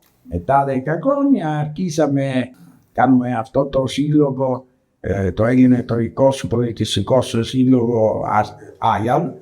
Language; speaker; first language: Greek; non-native, learner; Italian